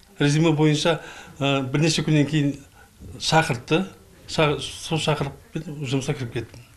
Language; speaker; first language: Kazakh; early bilingual, heritage; Kazakh